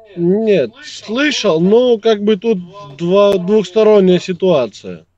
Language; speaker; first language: Russian; native; Russian